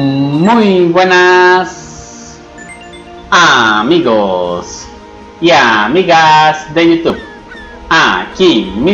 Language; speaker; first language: Spanish; native; Spanish